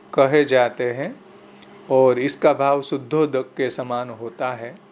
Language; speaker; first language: Hindi; non-native, local second language; Gujarati